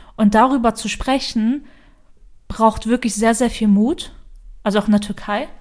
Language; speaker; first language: German; early bilingual, other home language; Turkish